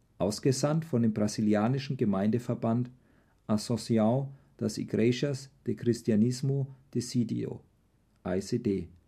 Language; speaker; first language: German; non-native, learner; Portuguese